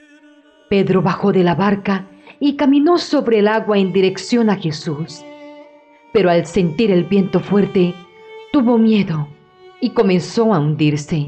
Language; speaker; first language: Spanish; native; Spanish